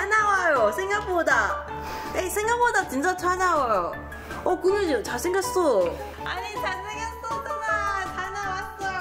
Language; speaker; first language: Korean; non-native, learner; Cantonese